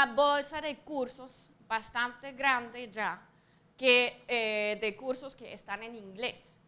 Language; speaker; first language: Spanish; non-native, fluent; German